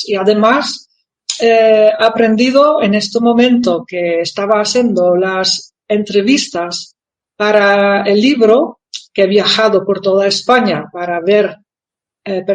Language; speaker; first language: Spanish; non-native, fluent; Dutch